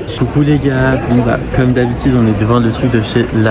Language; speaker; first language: French; native; French